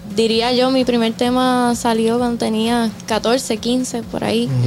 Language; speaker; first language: Spanish; native; Spanish